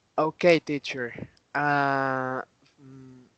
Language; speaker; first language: English; non-native, learner; Spanish